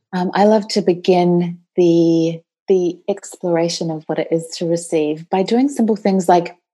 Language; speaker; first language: English; native; English